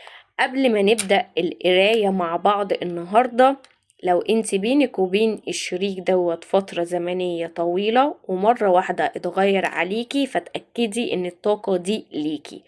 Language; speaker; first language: Arabic; native; Arabic